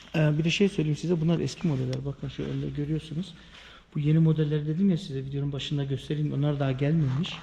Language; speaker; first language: Turkish; early bilingual, heritage; Turkish